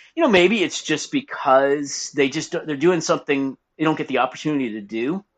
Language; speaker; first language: English; native; English